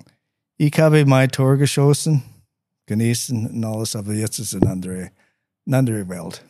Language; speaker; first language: German; non-native, learner; English